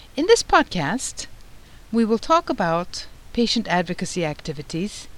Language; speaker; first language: English; non-native, fluent; Turkish